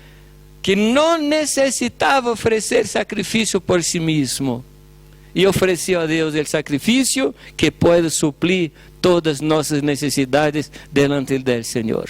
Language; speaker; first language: Spanish; non-native, fluent; Portuguese